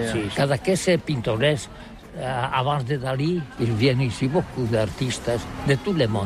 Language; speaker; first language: French; non-native, learner; Catalan